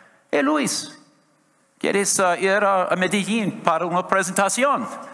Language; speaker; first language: Spanish; non-native, learner; English